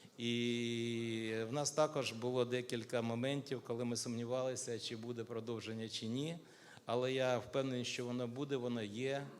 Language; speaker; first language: Ukrainian; native; Ukrainian